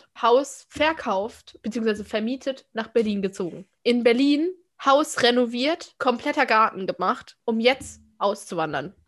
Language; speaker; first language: German; native; German